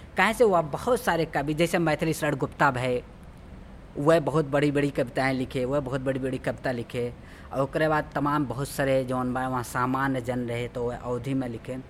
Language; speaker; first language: Hindi; native; Hindi